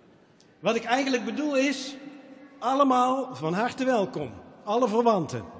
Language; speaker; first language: Dutch; native; Dutch